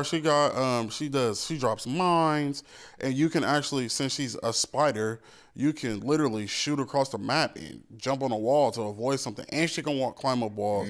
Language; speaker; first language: English; native; English